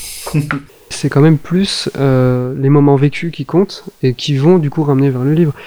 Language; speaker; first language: French; native; French